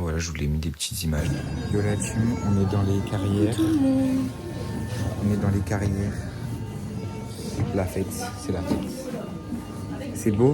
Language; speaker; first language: French; native; French